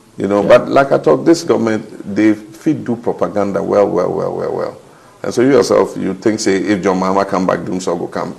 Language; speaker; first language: Nigerian Pidgin; non-native, fluent; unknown